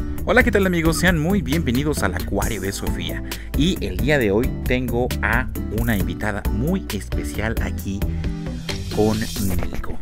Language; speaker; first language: Spanish; native; Spanish